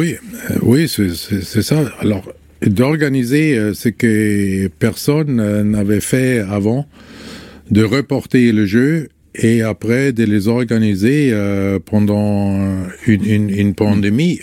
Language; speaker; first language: French; non-native, fluent; German